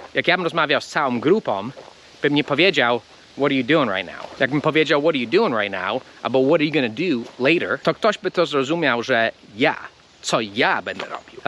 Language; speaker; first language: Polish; non-native, fluent; English